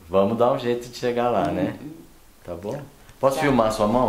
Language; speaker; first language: Portuguese; native; Portuguese